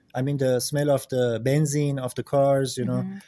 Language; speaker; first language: English; non-native, fluent; Persian